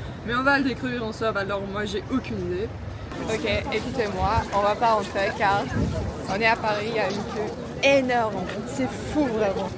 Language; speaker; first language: French; non-native, fluent; Turkish